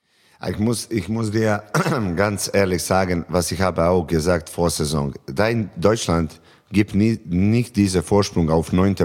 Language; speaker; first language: German; non-native, fluent; Serbian